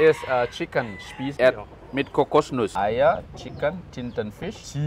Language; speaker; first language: German; non-native, fluent; Balinese